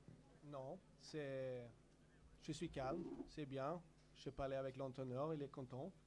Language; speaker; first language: French; non-native, learner; Swedish